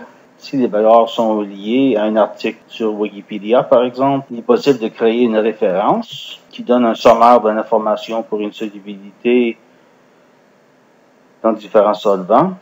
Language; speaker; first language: French; non-native, fluent; English